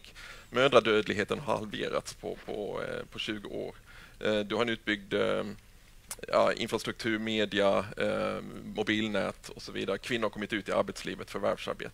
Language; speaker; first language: Swedish; native; Swedish